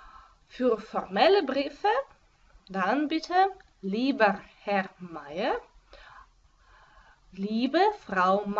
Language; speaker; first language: German; non-native, fluent; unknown